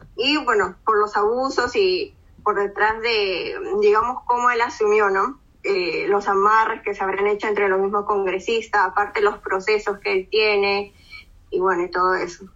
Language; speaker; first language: Spanish; native; Spanish